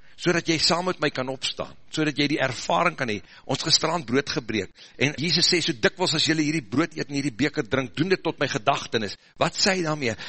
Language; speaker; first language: Afrikaans; native; Afrikaans